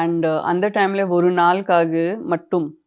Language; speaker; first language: Tamil; non-native, fluent; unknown